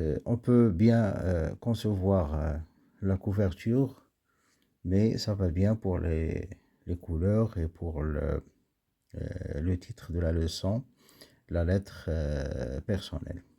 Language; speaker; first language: French; non-native, local second language; Arabic